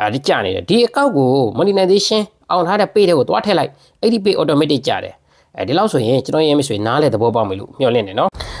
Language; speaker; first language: Burmese; native; Burmese